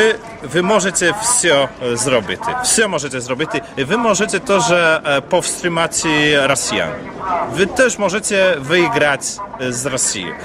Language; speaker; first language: Ukrainian; non-native, learner; Polish